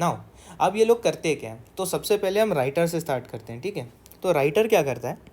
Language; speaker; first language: Hindi; non-native, local second language; Marathi